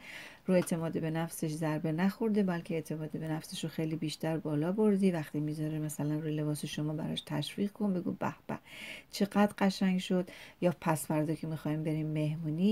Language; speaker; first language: Persian; native; Persian